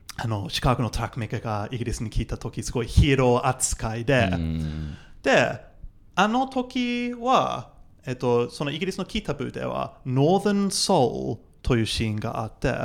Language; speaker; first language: Japanese; non-native, fluent; English